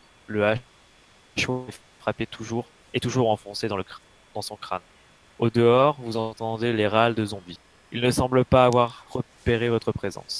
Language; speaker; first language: French; native; French